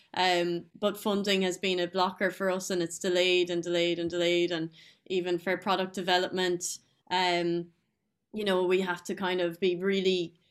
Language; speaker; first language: English; native; English